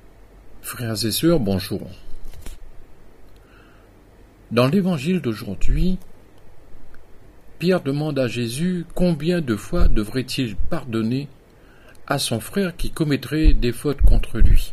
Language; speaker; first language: French; native; French